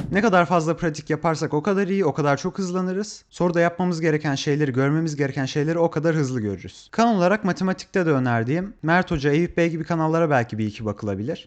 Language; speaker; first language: Turkish; native; Turkish